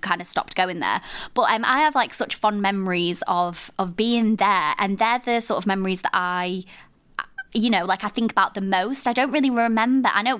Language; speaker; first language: English; native; English